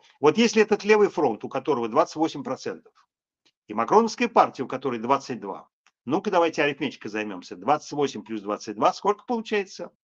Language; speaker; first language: Russian; native; Russian